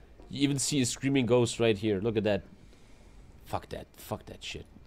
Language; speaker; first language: English; non-native, fluent; German